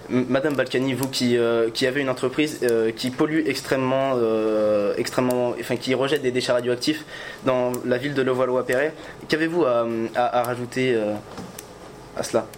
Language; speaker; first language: French; native; French